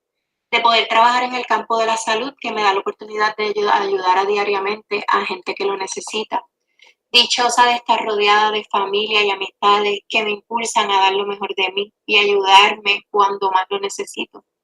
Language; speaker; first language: Spanish; native; Spanish